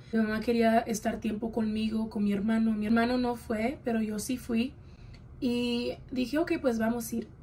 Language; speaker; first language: Spanish; early bilingual, heritage; Spanish